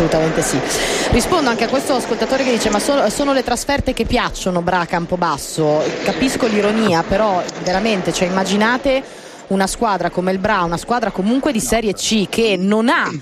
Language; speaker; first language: Italian; native; Italian